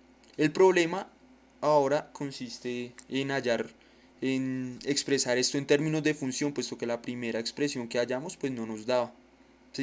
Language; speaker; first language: Spanish; native; Spanish